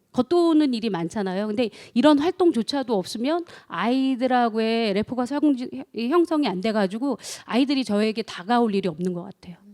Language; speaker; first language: Korean; native; Korean